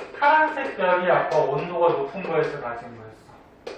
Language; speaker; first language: Korean; native; Korean